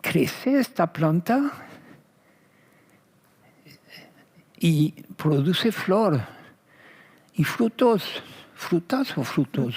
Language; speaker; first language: Spanish; non-native, fluent; French